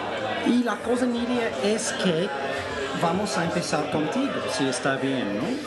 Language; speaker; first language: Spanish; non-native, fluent; English